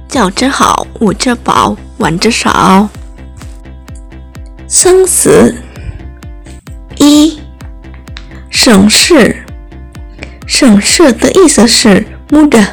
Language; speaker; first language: Chinese; non-native, learner; Indonesian